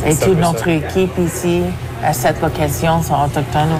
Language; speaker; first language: French; non-native, fluent; English